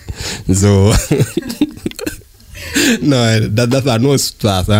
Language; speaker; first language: German; non-native, learner; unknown